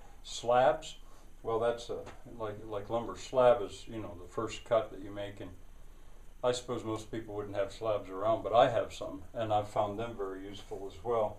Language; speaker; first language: English; native; English